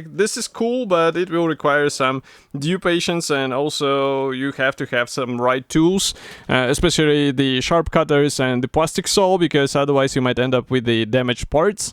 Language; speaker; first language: English; non-native, fluent; Russian